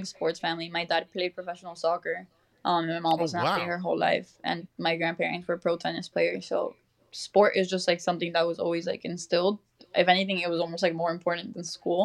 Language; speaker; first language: English; early bilingual, other home language; Spanish